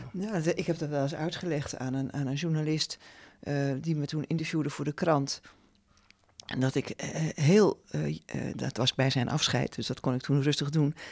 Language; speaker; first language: Dutch; native; Dutch